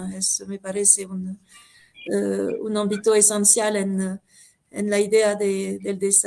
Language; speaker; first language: Spanish; non-native, fluent; French